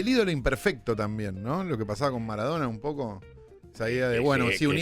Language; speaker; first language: Spanish; native; Spanish